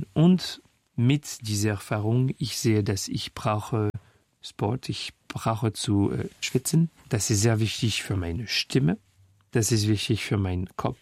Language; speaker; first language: German; non-native, learner; French